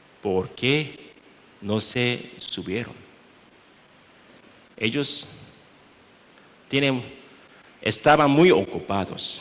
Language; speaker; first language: Spanish; non-native, learner; Korean